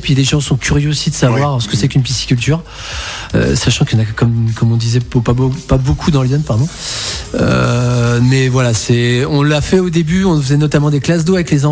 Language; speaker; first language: French; native; French